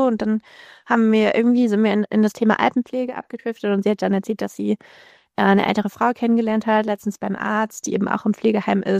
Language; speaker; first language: German; native; German